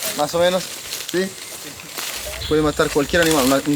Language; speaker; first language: Spanish; non-native, learner; Italian